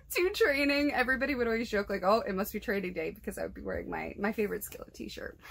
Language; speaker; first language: English; native; English